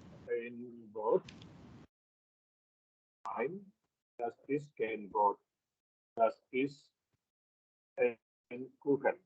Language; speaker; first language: German; non-native, learner; Indonesian